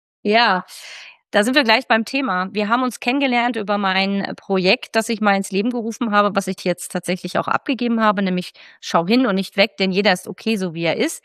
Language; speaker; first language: German; native; German